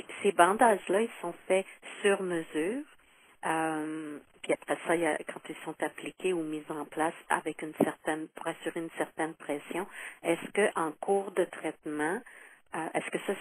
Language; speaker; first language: French; native; French